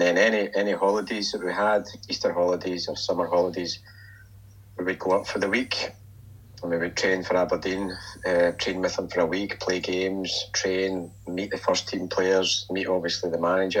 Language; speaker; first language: English; native; English